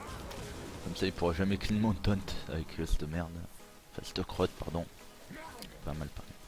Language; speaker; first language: French; native; French